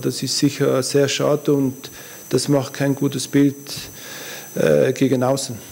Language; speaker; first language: German; early bilingual, other home language; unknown